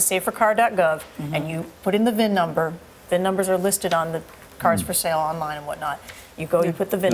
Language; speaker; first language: English; native; English